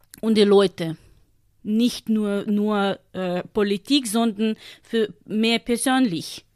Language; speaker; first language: German; non-native, learner; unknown